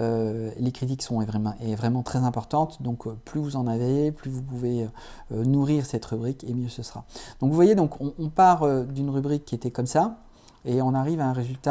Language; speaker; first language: French; native; French